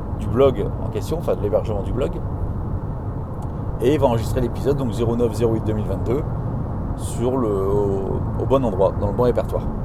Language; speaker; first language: French; native; French